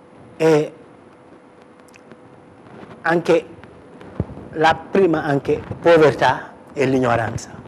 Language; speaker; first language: Italian; non-native, fluent; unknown